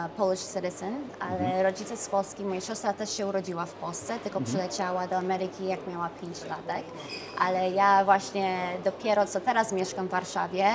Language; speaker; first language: Polish; early bilingual, heritage; Polish